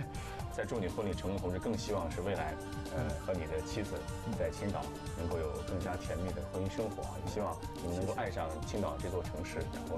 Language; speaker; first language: Chinese; native; Chinese